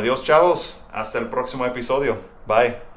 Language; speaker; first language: Spanish; non-native, fluent; English